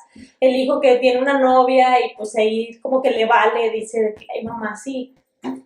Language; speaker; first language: Spanish; native; Spanish